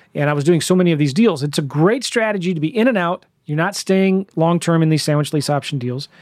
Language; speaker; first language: English; native; English